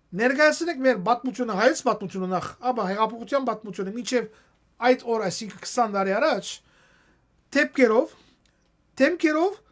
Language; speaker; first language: Armenian; native; Armenian